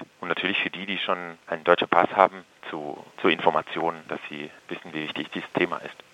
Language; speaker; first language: German; non-native, fluent; Spanish